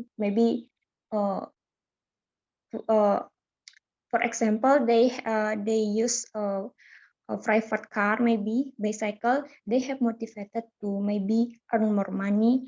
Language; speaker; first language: English; non-native, learner; Indonesian